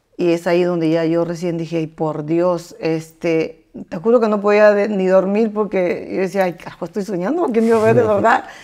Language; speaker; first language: Spanish; native; Spanish